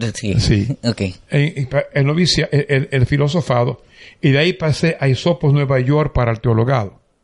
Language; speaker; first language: Spanish; native; Spanish